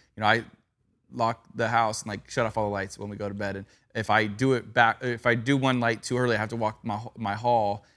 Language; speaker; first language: English; native; English